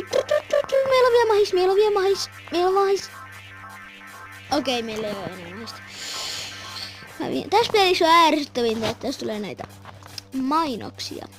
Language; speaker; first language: Finnish; native; Finnish